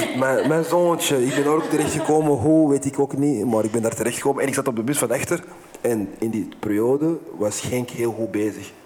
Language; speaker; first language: Dutch; non-native, fluent; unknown